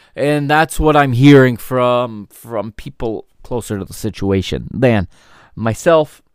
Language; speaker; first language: English; native; English